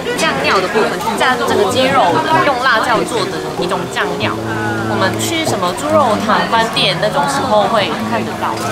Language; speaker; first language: Chinese; non-native, fluent; Korean